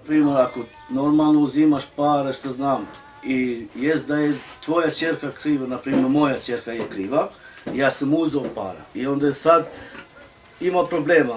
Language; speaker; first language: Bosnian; non-native, local second language; Romany